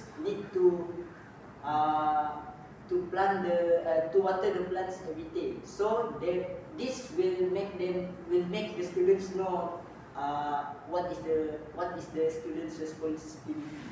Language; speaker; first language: English; non-native, local second language; Malay